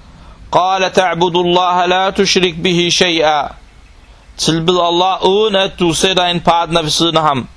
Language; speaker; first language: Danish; non-native, local second language; Arabic